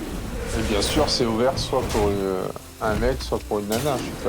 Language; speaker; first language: French; native; French